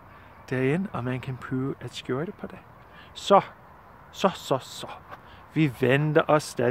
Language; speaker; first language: Danish; non-native, learner; English